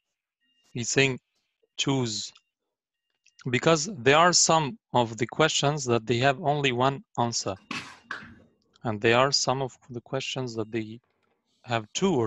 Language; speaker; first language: English; non-native, learner; Arabic